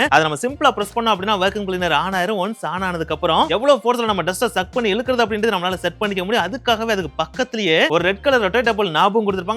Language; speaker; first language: Tamil; native; Tamil